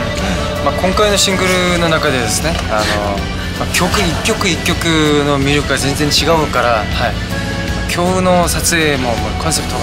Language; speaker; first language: Japanese; non-native, fluent; Korean